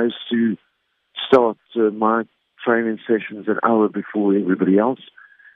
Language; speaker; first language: English; native; English